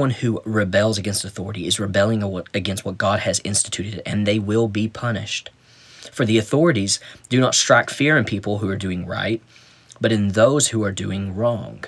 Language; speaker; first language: English; native; English